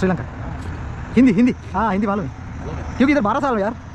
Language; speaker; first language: Hindi; non-native, learner; Sinhala